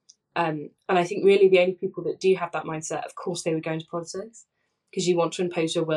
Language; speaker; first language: English; native; English